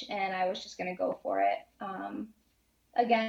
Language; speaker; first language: English; native; English